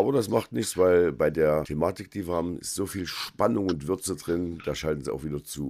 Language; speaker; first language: German; native; German